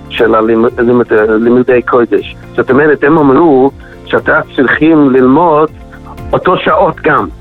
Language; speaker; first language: Hebrew; non-native, fluent; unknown